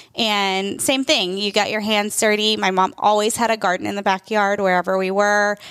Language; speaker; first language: English; early bilingual, other home language; Telugu